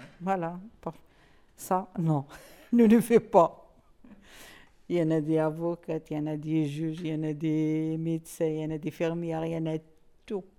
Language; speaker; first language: French; non-native, learner; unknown